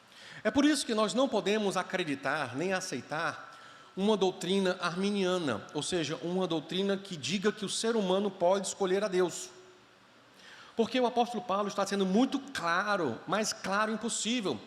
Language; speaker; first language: Portuguese; native; Portuguese